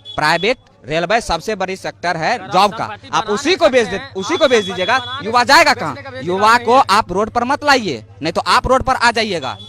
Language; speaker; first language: Hindi; native; Hindi